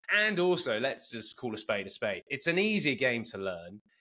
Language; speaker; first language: English; native; English